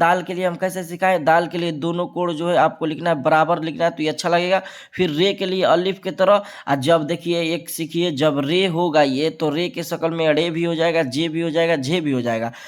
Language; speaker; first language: Hindi; native; Hindi